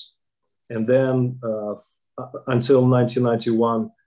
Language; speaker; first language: English; non-native, fluent; Kazakh